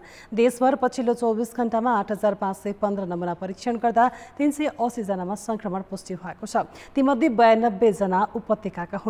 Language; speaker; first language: Nepali; native; Nepali